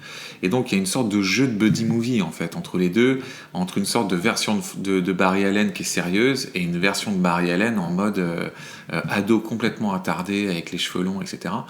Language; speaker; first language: French; native; French